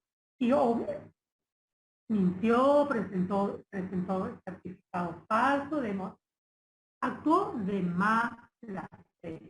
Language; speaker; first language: Spanish; native; Spanish